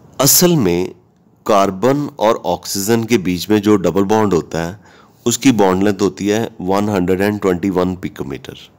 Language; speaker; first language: Hindi; native; Hindi